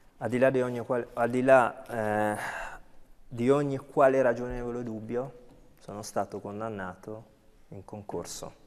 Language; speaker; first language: Italian; early bilingual, other home language; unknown